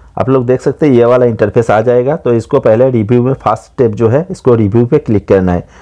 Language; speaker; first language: Hindi; non-native, local second language; Bangla